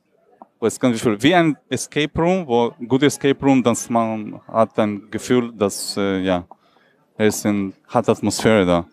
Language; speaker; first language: German; non-native, learner; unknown